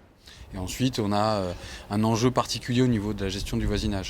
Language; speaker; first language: French; native; French